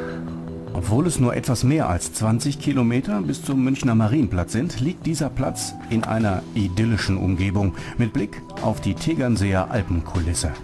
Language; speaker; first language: German; native; German